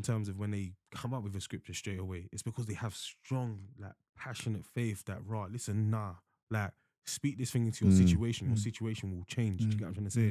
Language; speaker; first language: English; native; English